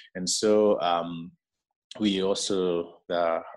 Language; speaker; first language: English; non-native, local second language; Meru